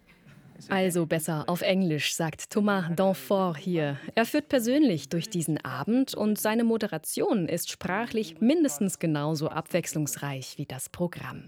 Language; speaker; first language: German; native; German